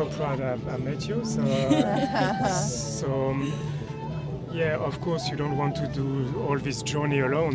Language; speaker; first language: English; non-native, fluent; French